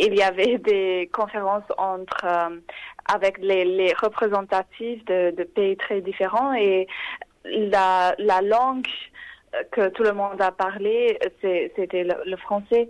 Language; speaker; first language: French; non-native, fluent; English